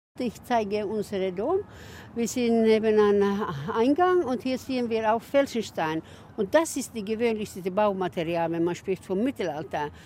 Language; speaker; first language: German; non-native, fluent; Swedish